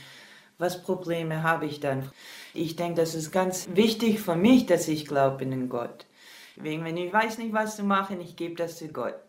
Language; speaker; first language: German; non-native, learner; English